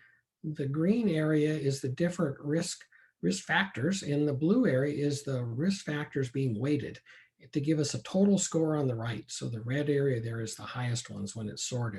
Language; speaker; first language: English; native; English